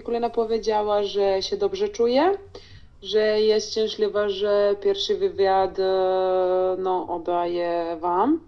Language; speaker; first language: Polish; non-native, fluent; Serbian